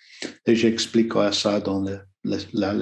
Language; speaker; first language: French; non-native, learner; English